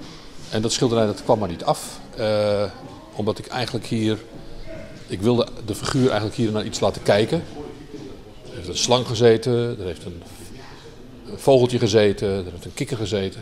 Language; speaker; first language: Dutch; native; Dutch